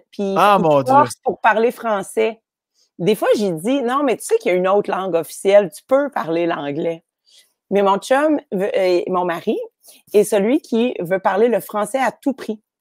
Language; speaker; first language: French; native; French